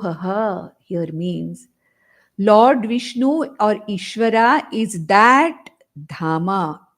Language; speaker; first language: English; non-native, local second language; Konkani